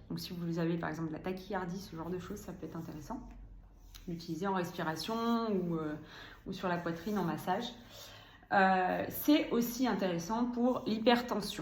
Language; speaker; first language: French; native; French